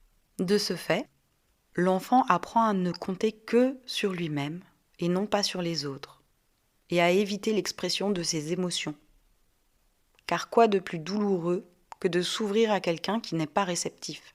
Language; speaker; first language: French; native; French